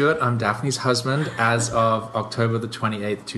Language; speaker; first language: English; native; English